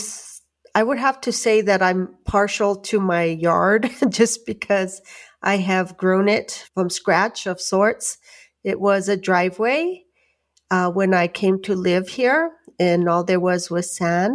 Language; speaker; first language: English; native; English